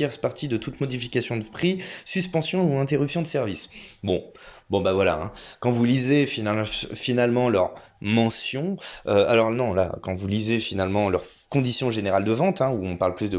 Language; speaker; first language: French; native; French